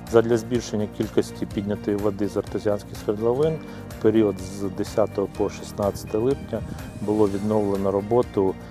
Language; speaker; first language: Ukrainian; native; Ukrainian